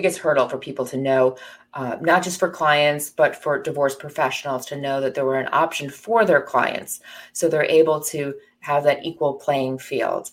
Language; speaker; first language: English; native; English